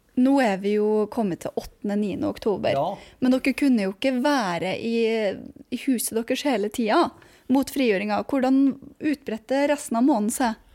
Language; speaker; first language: Norwegian; native; Norwegian